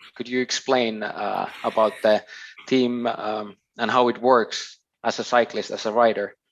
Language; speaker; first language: English; non-native, fluent; Finnish